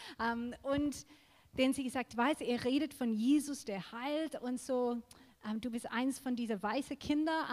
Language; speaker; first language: German; non-native, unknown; English